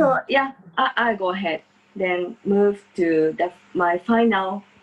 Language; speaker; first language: English; non-native, fluent; Japanese